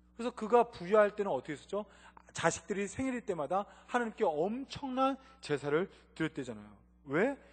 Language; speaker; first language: Korean; native; Korean